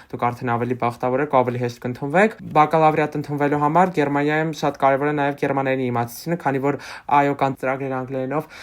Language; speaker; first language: Armenian; native; Armenian